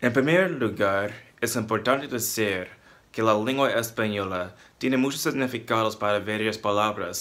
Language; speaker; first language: Spanish; non-native, fluent; English